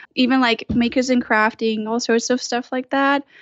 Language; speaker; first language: English; non-native, fluent; German